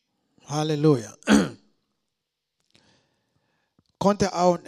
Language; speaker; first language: German; non-native, learner; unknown